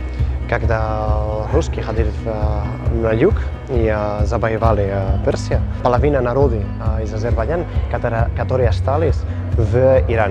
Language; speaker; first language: Russian; non-native, learner; Spanish